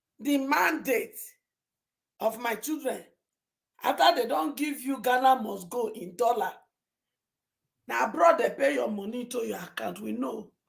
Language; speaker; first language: Nigerian Pidgin; non-native, local second language; Yoruba